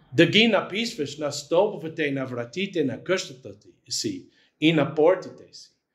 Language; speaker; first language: Bulgarian; non-native, fluent; English